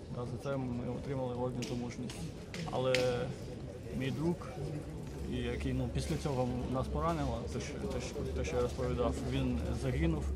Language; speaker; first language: Ukrainian; non-native, fluent; Russian